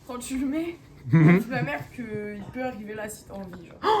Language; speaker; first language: French; native; French